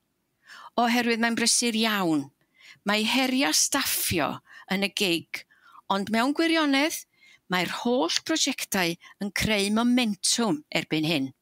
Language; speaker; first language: Welsh; native; Welsh